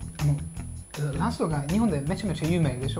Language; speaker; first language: Japanese; non-native, fluent; Hungarian